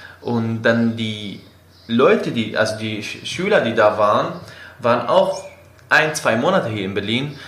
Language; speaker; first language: German; non-native, fluent; Kurdish